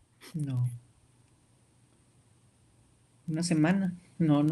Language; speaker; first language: Spanish; native; Spanish